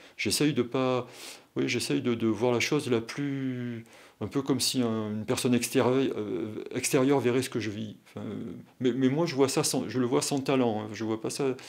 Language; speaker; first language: French; native; French